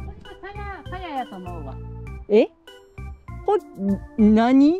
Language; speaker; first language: Japanese; native; Japanese